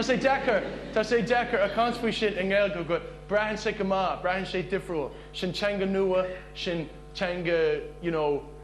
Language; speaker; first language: Irish; non-native, learner; English